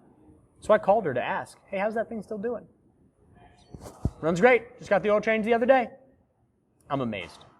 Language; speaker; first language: English; native; English